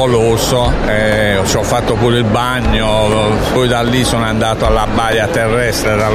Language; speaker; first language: Italian; native; Italian